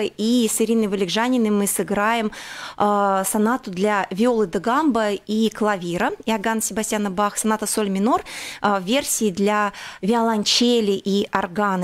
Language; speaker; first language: Russian; native; Russian